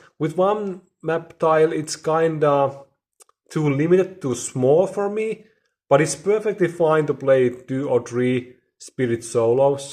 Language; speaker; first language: English; non-native, fluent; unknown